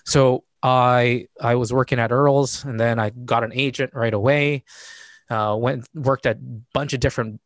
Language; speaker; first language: English; native; English